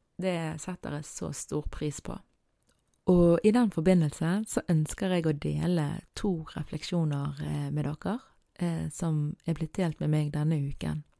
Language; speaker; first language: Norwegian; early bilingual, other home language; Arabic